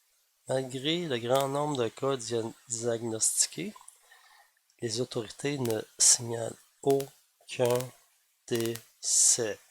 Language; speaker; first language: French; native; French